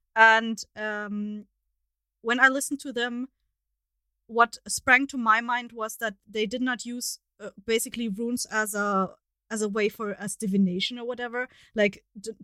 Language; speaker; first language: English; non-native, fluent; German